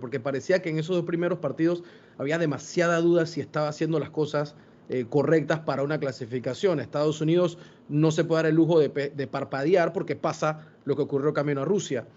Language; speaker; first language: Spanish; native; Spanish